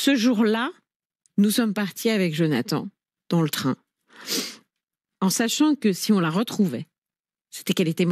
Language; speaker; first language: French; native; French